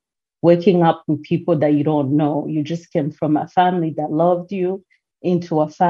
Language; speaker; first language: English; non-native, local second language; Kinyarwanda